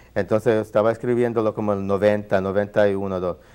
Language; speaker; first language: Spanish; non-native, fluent; English